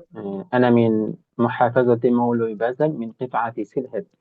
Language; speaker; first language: Arabic; non-native, learner; Bangla